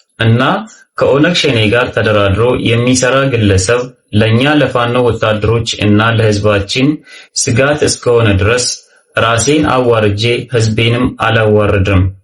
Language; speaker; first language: Amharic; native; Amharic